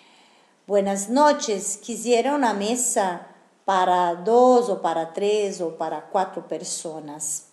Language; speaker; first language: Spanish; non-native, fluent; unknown